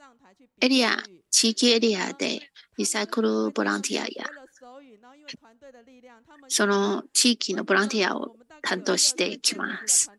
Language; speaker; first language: Japanese; non-native, fluent; Chinese